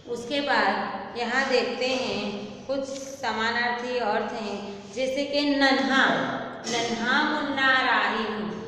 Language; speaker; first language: Hindi; non-native, local second language; Gujarati